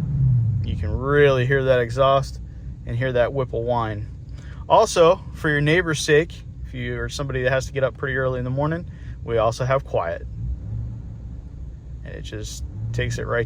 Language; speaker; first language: English; native; English